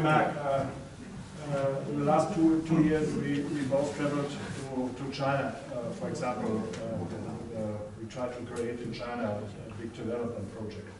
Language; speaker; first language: English; non-native, fluent; German